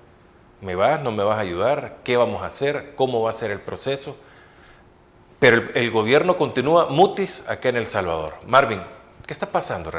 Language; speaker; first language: Spanish; native; Spanish